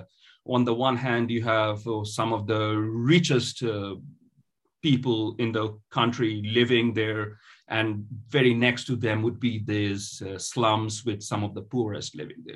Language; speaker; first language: English; non-native, local second language; Bangla